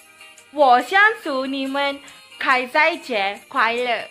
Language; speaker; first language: Chinese; non-native, learner; Malay